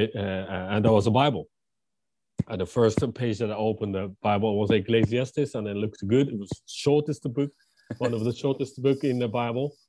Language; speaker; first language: English; non-native, fluent; Japanese